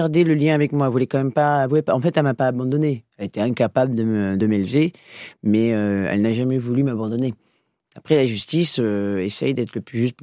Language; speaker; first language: French; native; French